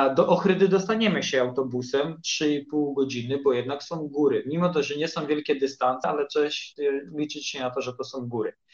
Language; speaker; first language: Polish; early bilingual, heritage; Polish